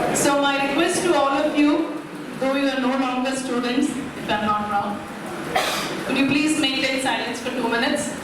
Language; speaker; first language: English; non-native, local second language; Kannada